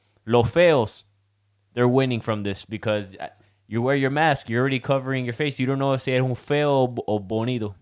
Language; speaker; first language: English; early bilingual, other home language; Spanish